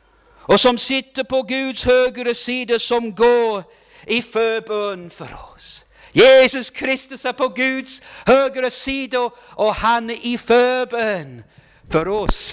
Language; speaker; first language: Swedish; non-native, fluent; English